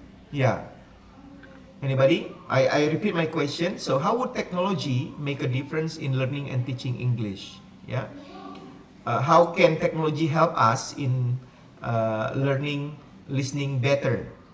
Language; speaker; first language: English; non-native, fluent; Indonesian